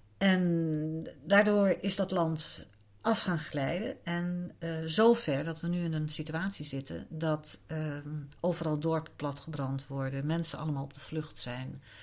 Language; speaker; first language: Dutch; native; Dutch